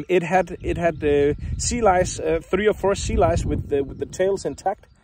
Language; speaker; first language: English; non-native, fluent; Danish